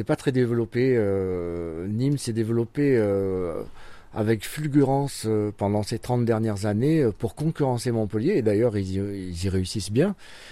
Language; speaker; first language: French; native; French